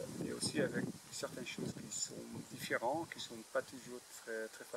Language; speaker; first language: French; non-native, fluent; Dutch